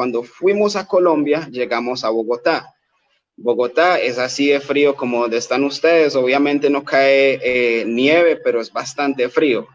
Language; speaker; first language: Spanish; native; Spanish